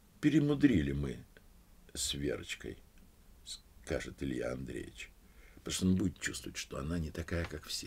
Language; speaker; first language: Russian; native; Russian